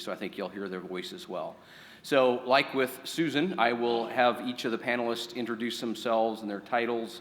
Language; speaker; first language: English; native; English